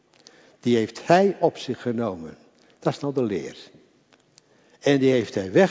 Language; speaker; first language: Dutch; native; Dutch